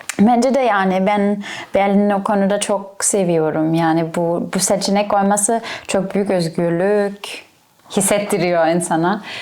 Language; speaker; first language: Turkish; non-native, fluent; German